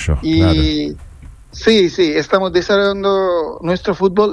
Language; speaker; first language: Spanish; non-native, fluent; Bangla